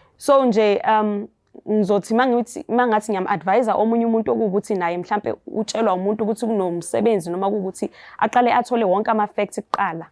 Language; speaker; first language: Zulu; native; Zulu